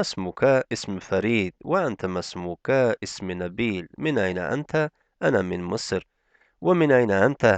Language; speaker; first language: Arabic; non-native, fluent; Turkish